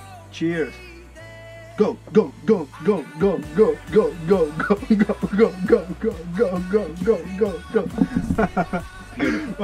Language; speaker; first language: English; non-native, learner; Spanish